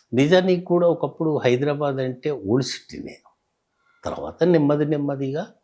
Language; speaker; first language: Telugu; native; Telugu